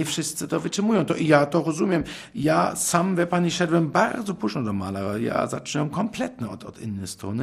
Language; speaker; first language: Polish; non-native, fluent; German